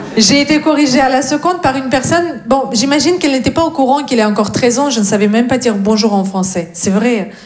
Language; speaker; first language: French; non-native, fluent; Russian